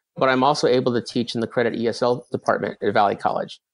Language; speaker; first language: English; native; English